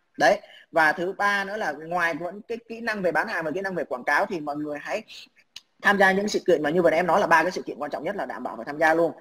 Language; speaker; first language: Vietnamese; native; Vietnamese